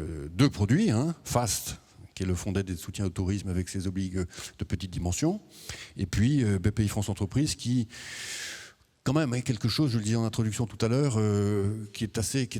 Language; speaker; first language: French; native; French